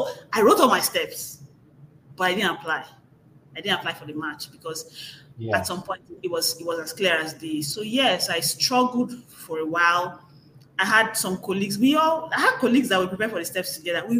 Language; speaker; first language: English; non-native, local second language; Igbo